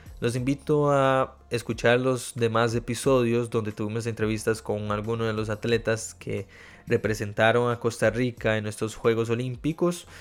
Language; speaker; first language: Spanish; non-native, fluent; Portuguese